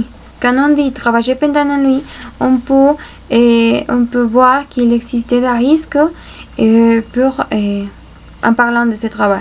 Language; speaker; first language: French; non-native, fluent; Spanish